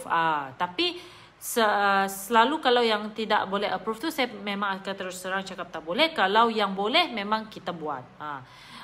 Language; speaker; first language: Malay; native; Malay